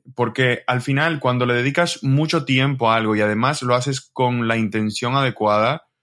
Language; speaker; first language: Spanish; native; Spanish